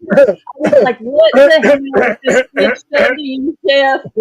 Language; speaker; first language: English; native; English